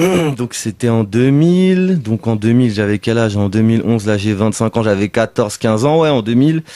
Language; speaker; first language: French; native; French